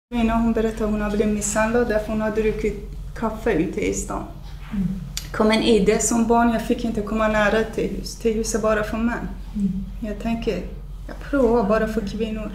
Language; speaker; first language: Swedish; non-native, fluent; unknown